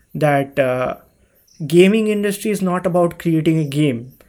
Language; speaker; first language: English; non-native, local second language; Hindi